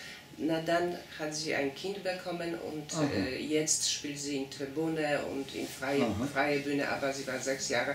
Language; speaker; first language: German; non-native, fluent; Polish